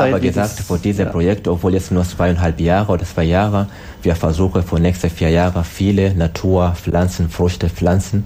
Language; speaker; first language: German; non-native, learner; Swahili